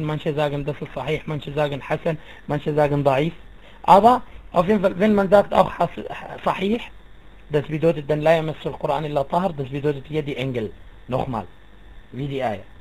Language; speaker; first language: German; non-native, fluent; Arabic